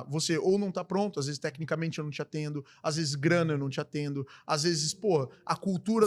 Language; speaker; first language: Portuguese; native; Portuguese